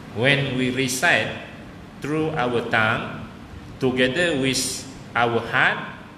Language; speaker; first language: English; non-native, local second language; Malay